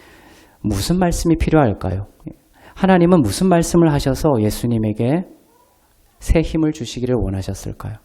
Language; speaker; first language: Korean; native; Korean